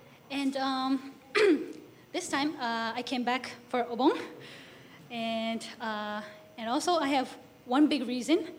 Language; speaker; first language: English; non-native, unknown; Japanese